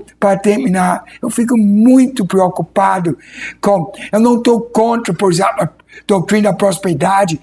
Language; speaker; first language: Portuguese; non-native, fluent; English